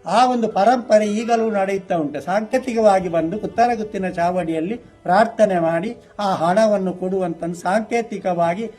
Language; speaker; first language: Kannada; non-native, local second language; Tulu